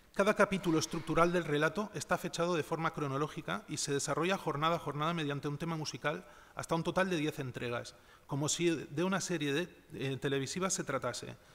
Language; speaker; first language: Spanish; non-native, local second language; Catalan